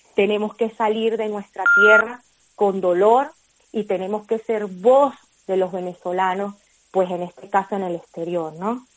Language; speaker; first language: Spanish; native; Spanish